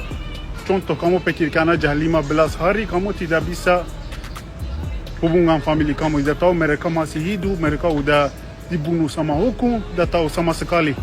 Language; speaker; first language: Indonesian; non-native, learner; Persian